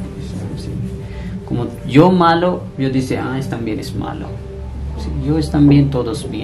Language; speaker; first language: Spanish; non-native, learner; Punjabi